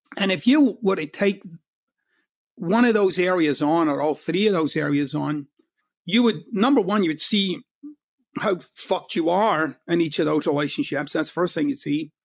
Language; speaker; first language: English; native; English